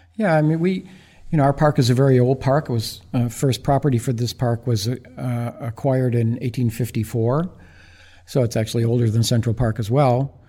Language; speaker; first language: English; native; English